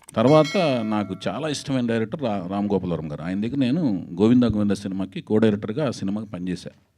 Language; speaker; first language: Telugu; native; Telugu